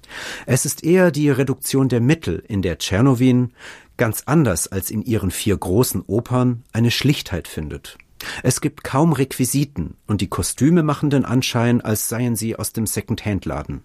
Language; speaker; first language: German; native; German